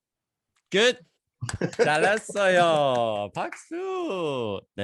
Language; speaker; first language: Korean; non-native, fluent; English